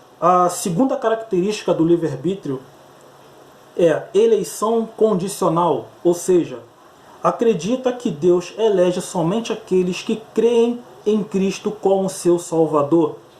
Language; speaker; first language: Portuguese; native; Portuguese